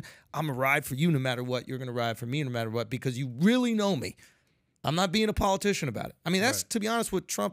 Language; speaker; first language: English; native; English